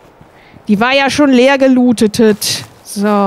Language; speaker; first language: German; native; German